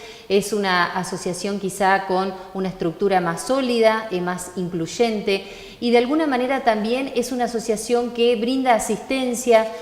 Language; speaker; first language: Spanish; native; Spanish